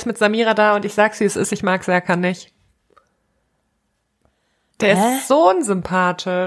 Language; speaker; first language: German; native; German